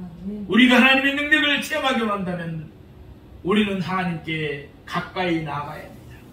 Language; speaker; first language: Korean; native; Korean